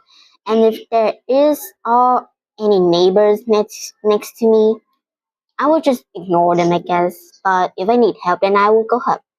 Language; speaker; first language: English; non-native, fluent; Vietnamese